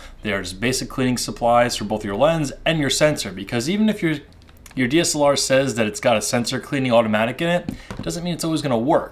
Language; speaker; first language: English; native; English